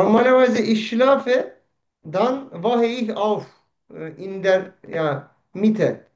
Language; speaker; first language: German; non-native, learner; Turkish